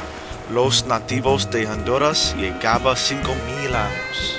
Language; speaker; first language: Spanish; non-native, learner; English